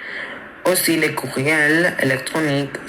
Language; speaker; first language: French; non-native, learner; Spanish